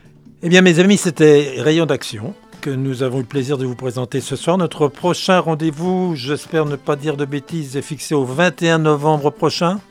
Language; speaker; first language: French; native; French